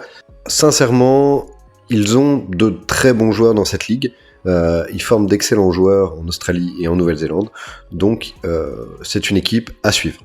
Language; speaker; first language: French; native; French